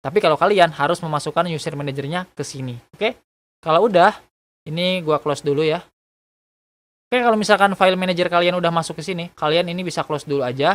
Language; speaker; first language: Indonesian; native; Indonesian